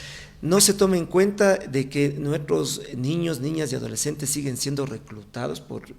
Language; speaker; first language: Spanish; native; Spanish